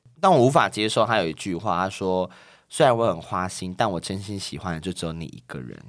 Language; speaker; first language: Chinese; native; Chinese